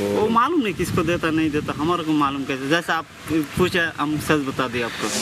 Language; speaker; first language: Hindi; non-native, learner; Bangla